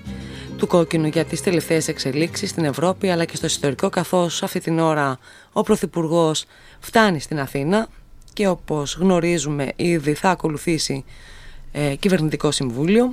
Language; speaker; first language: Greek; native; Greek